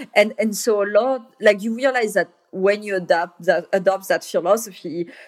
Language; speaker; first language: English; non-native, fluent; French